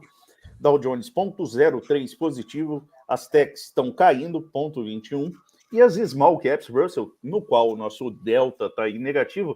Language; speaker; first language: Portuguese; native; Portuguese